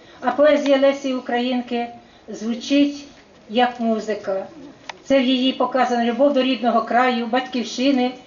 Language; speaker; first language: Ukrainian; native; Ukrainian